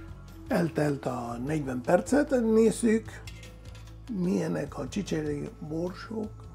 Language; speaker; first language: Hungarian; non-native, fluent; Spanish